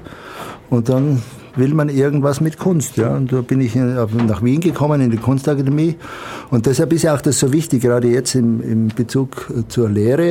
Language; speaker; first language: German; native; German